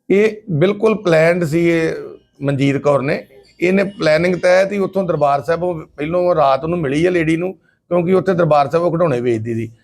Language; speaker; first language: Punjabi; native; Punjabi